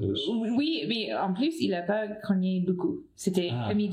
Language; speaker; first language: French; non-native, learner; English